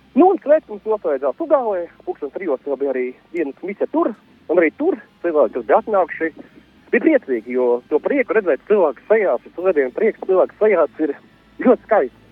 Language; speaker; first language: Latvian; native; Latvian